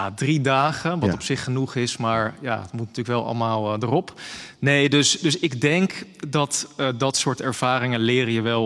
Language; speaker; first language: Dutch; native; Dutch